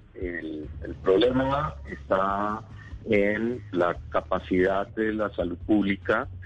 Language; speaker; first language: Spanish; native; Spanish